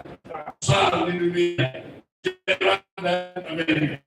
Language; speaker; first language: Indonesian; non-native, fluent; German